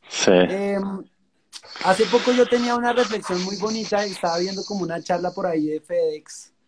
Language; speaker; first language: Spanish; native; Spanish